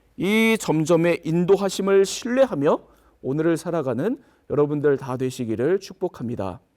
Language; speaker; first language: Korean; native; Korean